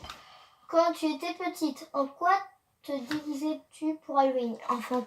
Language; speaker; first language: French; native; French